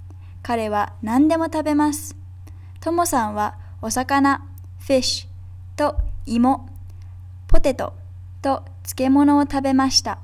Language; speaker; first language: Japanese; non-native, learner; English